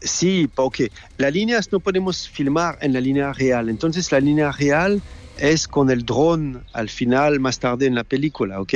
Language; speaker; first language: Spanish; non-native, fluent; French